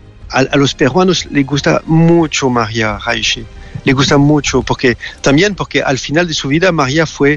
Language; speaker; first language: Spanish; non-native, learner; French